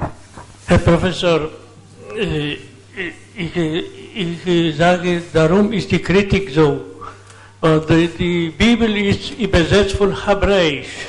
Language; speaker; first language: German; non-native, learner; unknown